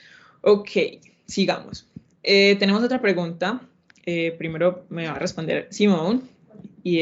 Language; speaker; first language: Spanish; native; Spanish